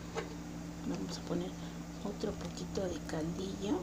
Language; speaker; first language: Spanish; native; Spanish